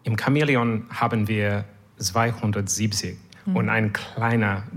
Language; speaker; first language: German; non-native, learner; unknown